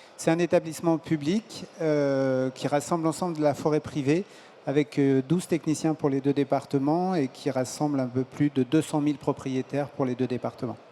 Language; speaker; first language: French; native; French